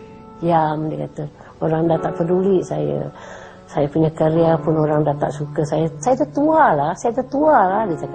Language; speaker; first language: Malay; native; Malay